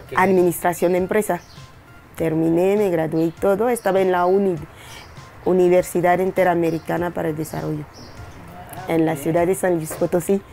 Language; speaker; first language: Spanish; non-native, fluent; French